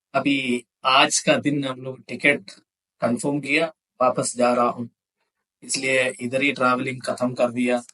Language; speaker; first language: Hindi; non-native, local second language; Malayalam